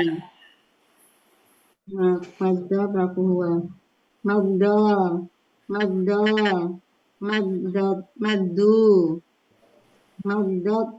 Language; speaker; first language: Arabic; non-native, learner; Indonesian